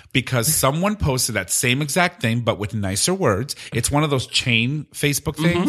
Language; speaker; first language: English; native; English